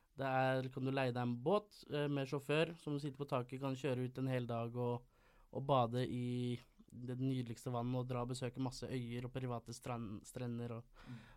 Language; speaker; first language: Norwegian; native; Norwegian